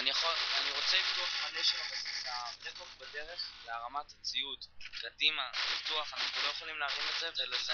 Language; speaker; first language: Hebrew; native; Hebrew